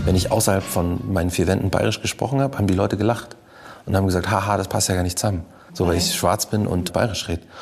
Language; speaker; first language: German; native; German